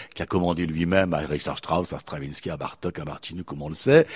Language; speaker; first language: French; native; French